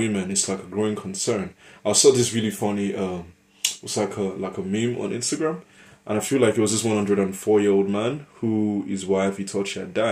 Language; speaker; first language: English; non-native, local second language; Yoruba